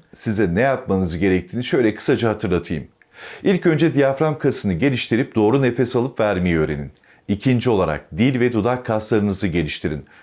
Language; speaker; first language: Turkish; native; Turkish